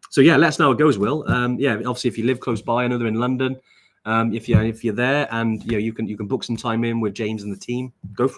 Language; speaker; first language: English; native; English